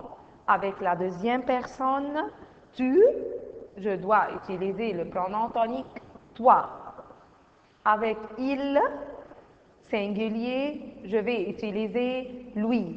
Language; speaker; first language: French; non-native, fluent; Arabic